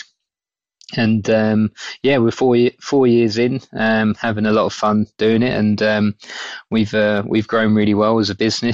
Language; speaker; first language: English; native; English